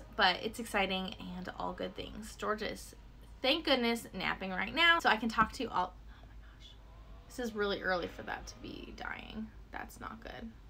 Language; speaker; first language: English; native; English